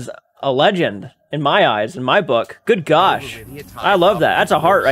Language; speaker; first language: English; native; English